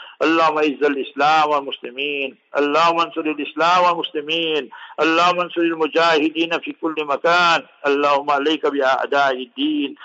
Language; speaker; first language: Arabic; non-native, fluent; English